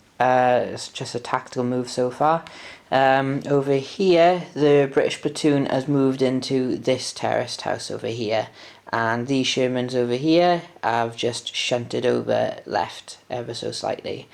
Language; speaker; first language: English; native; English